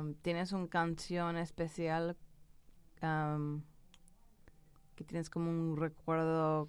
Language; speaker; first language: Spanish; early bilingual, heritage; English